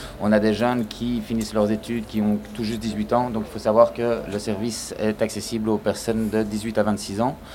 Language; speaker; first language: French; native; French